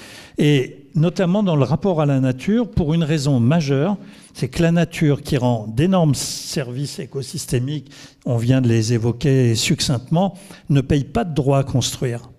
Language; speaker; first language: French; native; French